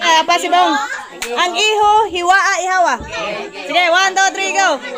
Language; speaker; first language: Cebuano; native; Cebuano